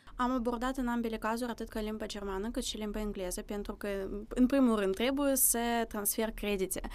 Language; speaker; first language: Romanian; early bilingual, other home language; Russian